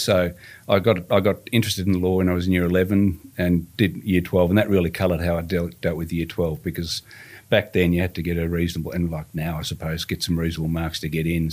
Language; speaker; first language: English; native; English